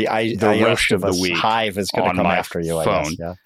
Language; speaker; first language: English; native; English